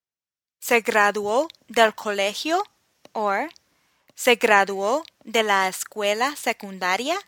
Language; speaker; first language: Spanish; non-native, fluent; English